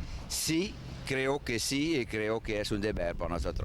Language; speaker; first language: Spanish; non-native, learner; French